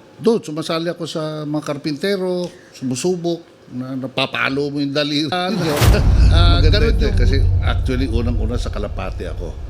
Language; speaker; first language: Filipino; native; Filipino